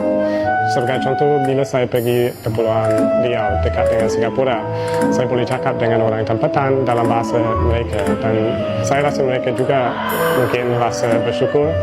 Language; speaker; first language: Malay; non-native, fluent; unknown